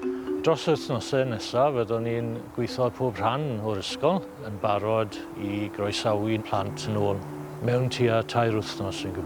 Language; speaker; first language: Welsh; native; Welsh